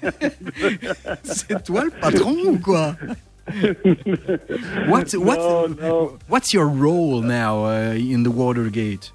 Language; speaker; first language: English; non-native, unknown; French